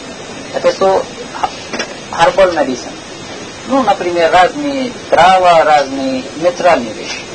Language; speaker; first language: Russian; non-native, learner; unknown